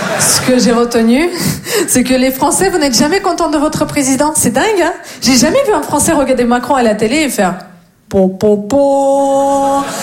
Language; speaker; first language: French; non-native, fluent; Russian